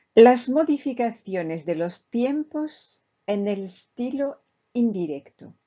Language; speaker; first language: Spanish; non-native, fluent; French